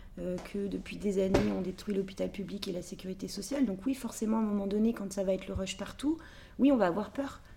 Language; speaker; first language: French; native; French